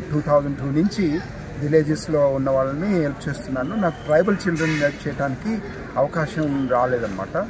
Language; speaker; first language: Telugu; native; Telugu